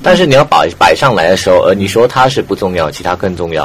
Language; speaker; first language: Chinese; native; Chinese